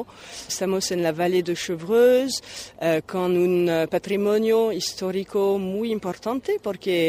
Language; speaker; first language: Spanish; non-native, fluent; French